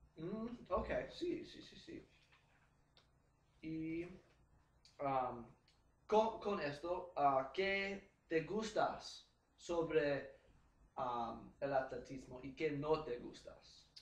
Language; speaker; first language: Spanish; non-native, learner; English